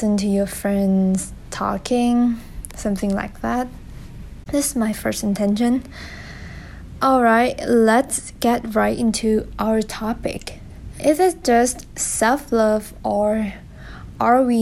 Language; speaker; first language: English; non-native, fluent; Thai